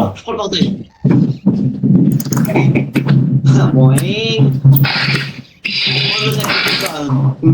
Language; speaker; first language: French; native; French